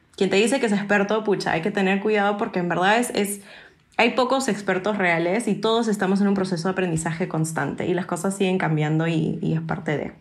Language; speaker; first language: Spanish; non-native, fluent; English